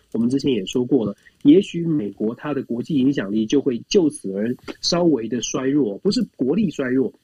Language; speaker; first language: Chinese; native; Chinese